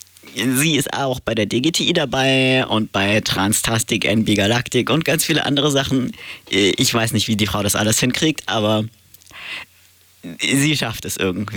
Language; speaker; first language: German; native; German